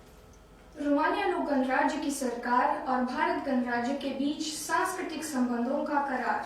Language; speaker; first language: Hindi; non-native, fluent; Romanian